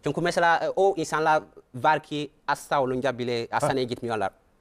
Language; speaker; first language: Turkish; non-native, fluent; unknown